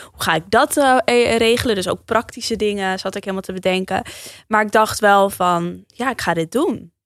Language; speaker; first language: Dutch; early bilingual, heritage; Dutch